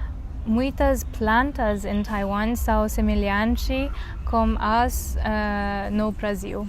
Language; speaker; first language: Portuguese; non-native, learner; Chinese